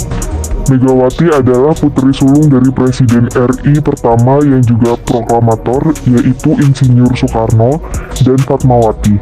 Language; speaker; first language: Indonesian; native; Indonesian